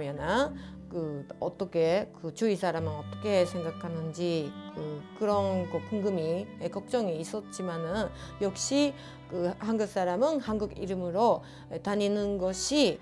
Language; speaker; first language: Korean; early bilingual, heritage; Japanese